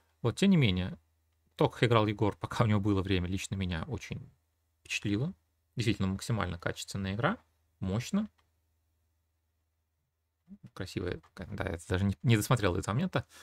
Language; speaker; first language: Russian; native; Russian